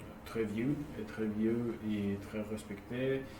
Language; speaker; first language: French; non-native, learner; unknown